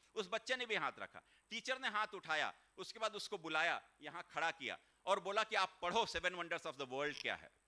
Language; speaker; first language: Hindi; native; Hindi